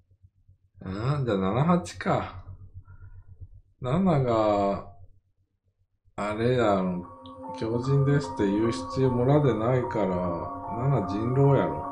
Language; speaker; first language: Japanese; native; Japanese